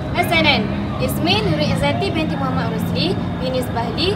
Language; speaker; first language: Arabic; non-native, learner; Malay